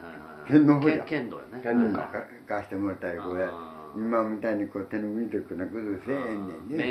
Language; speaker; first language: Japanese; native; Japanese